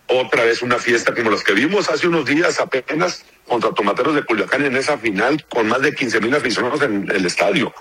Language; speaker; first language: Spanish; native; Spanish